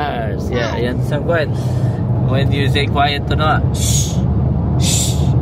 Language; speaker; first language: English; non-native, local second language; Filipino